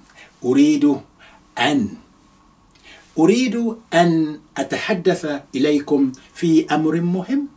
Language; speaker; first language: Arabic; non-native, fluent; Yoruba